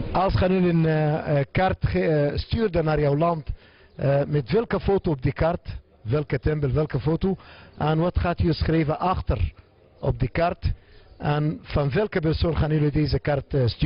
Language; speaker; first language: Dutch; non-native, learner; Arabic